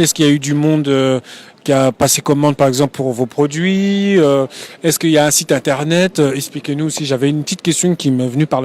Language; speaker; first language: French; native; French